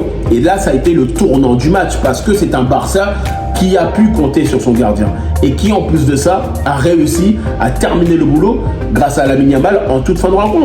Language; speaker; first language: French; native; French